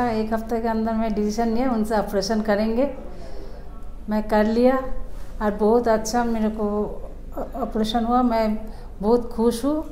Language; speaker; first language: Hindi; non-native, local second language; Bangla